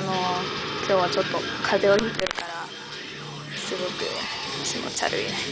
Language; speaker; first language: Japanese; non-native, learner; English